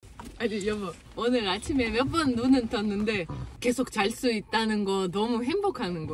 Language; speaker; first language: Korean; non-native, fluent; Russian